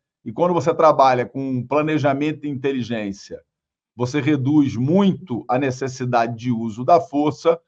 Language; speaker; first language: Portuguese; native; Portuguese